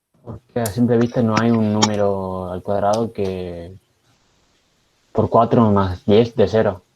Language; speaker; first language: Spanish; native; Spanish